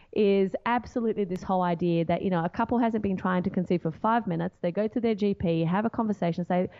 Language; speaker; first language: English; non-native, fluent; Portuguese